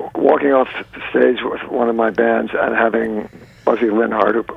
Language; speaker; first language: English; native; English